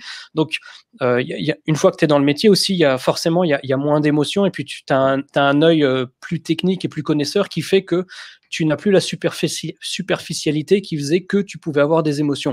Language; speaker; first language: French; native; French